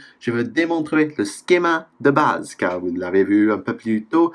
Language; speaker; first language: French; non-native, fluent; English